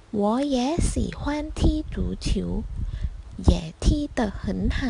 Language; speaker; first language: Chinese; non-native, fluent; Thai